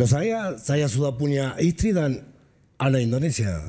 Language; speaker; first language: Indonesian; non-native, fluent; Spanish